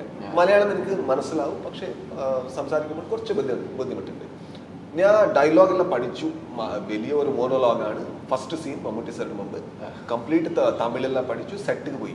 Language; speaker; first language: Malayalam; non-native, learner; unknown